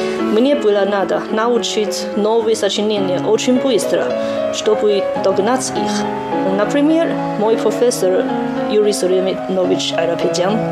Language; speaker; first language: Russian; non-native, learner; Chinese